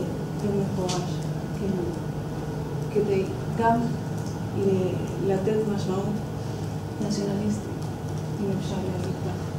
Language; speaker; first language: Hebrew; non-native, fluent; Spanish